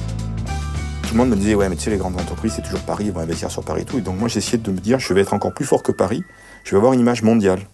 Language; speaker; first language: French; native; French